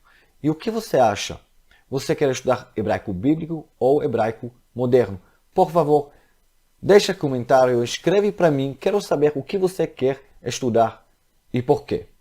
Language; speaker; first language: Portuguese; non-native, fluent; Hebrew